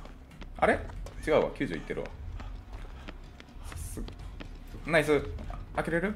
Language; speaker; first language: Japanese; native; Japanese